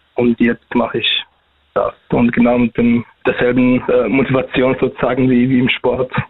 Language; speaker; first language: German; non-native, fluent; Arabic